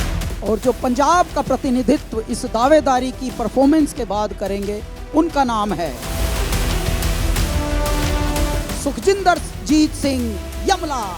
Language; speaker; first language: Hindi; native; Hindi